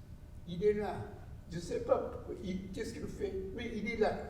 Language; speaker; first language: French; non-native, learner; Japanese